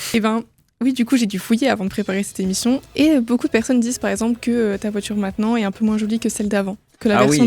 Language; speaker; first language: French; native; French